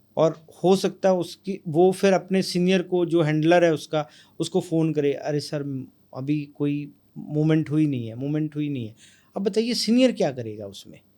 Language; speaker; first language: Hindi; non-native, local second language; Punjabi